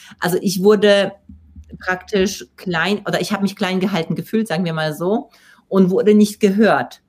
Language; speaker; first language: German; non-native, fluent; Polish